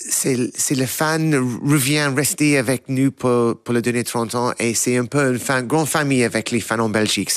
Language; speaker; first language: French; non-native, learner; English